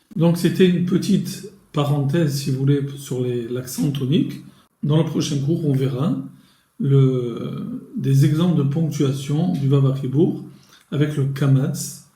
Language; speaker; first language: French; native; French